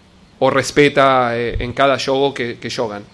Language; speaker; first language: Portuguese; non-native, learner; Spanish